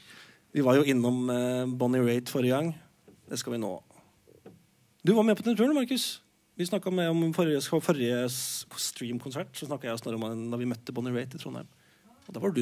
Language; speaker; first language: Norwegian; native; Norwegian